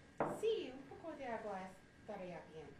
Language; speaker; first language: Spanish; non-native, learner; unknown